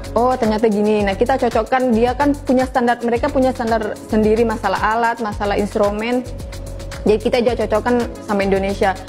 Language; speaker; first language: Indonesian; native; Indonesian